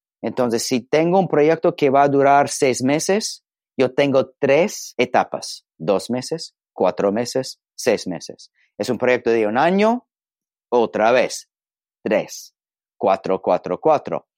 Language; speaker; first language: Spanish; non-native, learner; English